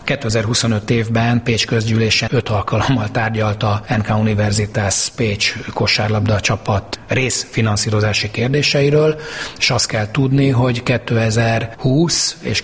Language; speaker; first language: Hungarian; native; Hungarian